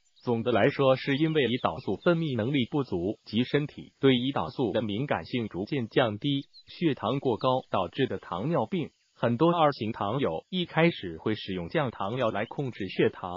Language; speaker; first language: Chinese; native; Chinese